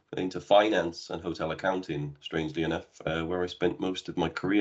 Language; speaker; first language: English; native; English